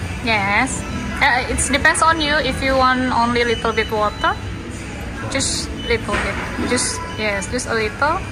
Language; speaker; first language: English; non-native, learner; Indonesian